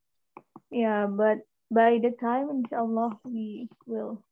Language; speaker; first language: English; non-native, learner; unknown